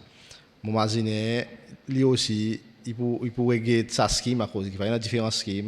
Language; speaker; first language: French; non-native, local second language; Seselwa Creole French